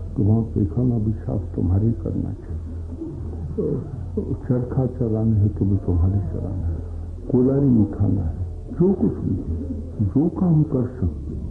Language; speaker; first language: Hindi; non-native, local second language; Gujarati